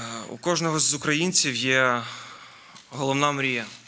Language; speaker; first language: Ukrainian; native; Ukrainian